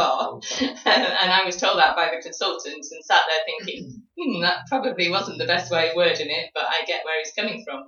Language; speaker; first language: English; native; English